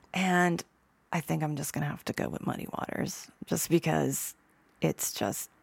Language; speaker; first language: English; native; English